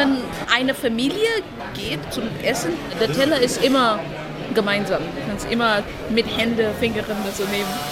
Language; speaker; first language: German; non-native, learner; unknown